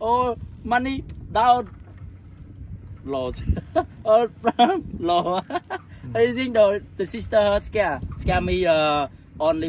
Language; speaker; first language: English; non-native, learner; Khmer